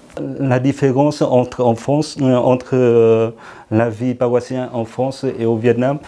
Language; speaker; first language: French; non-native, fluent; Vietnamese